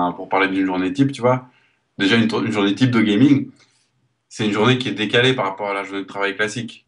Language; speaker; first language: French; native; French